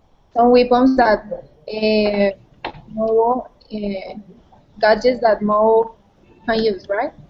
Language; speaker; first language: English; non-native, learner; Spanish